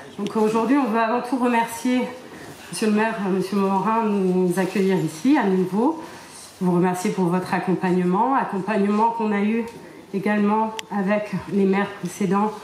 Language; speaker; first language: French; native; French